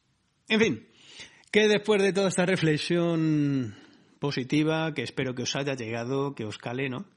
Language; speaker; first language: Spanish; native; Spanish